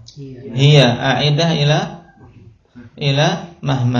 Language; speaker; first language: Arabic; non-native, fluent; Indonesian